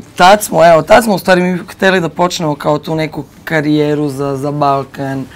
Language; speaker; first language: Serbian; early bilingual, heritage; Bosnian